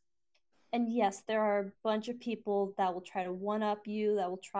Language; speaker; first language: English; native; English